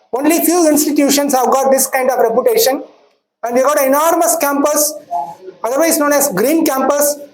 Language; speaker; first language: English; non-native, local second language; Tamil